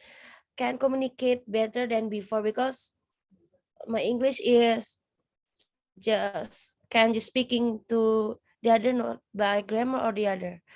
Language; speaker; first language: English; non-native, learner; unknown